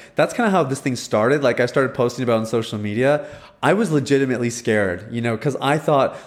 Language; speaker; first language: English; early bilingual, other home language; Hindi